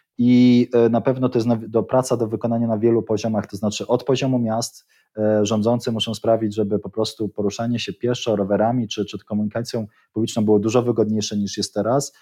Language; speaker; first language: Polish; native; Polish